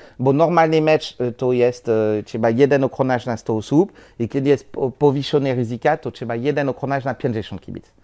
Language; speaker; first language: Polish; non-native, learner; French